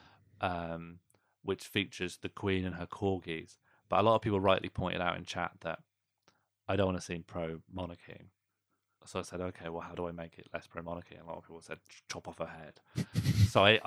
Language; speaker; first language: English; native; English